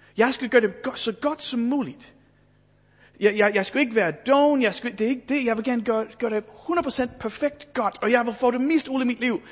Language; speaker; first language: Danish; non-native, fluent; English